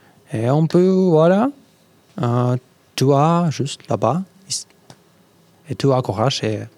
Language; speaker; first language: French; non-native, learner; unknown